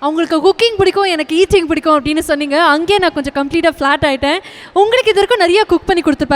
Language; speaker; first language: Tamil; native; Tamil